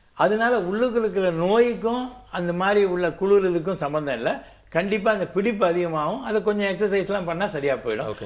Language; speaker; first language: Tamil; native; Tamil